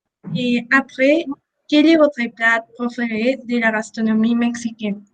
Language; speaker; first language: French; non-native, learner; Spanish